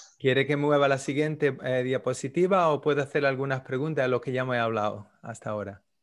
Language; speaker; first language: Spanish; native; Spanish